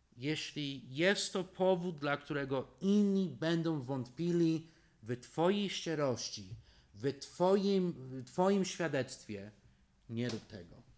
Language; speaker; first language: Polish; non-native, fluent; English